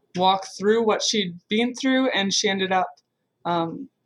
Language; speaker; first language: English; native; English